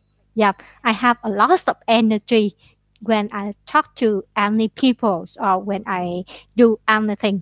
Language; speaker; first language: English; non-native, learner; Vietnamese